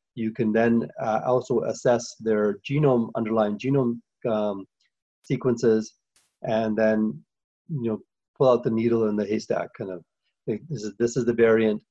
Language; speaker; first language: English; early bilingual, other home language; Hindi